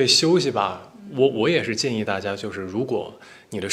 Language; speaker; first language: Chinese; native; Chinese